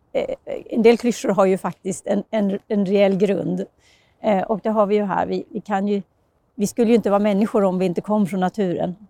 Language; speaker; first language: Swedish; native; Swedish